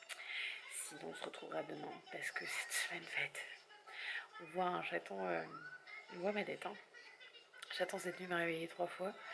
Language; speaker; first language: French; native; French